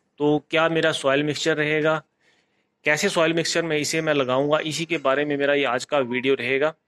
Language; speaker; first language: Hindi; native; Hindi